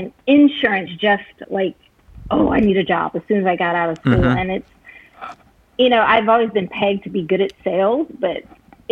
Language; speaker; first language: English; native; English